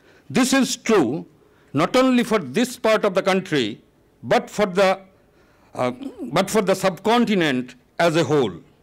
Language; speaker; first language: English; non-native, local second language; Bangla